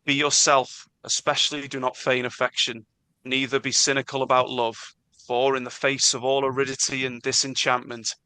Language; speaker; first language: English; non-native, local second language; Welsh